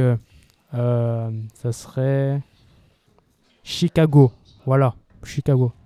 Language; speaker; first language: French; native; French